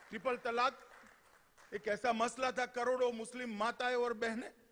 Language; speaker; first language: Hindi; non-native, local second language; Gujarati